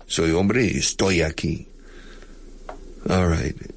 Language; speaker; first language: Spanish; non-native, fluent; English